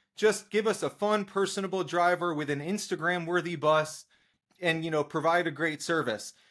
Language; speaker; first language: English; native; English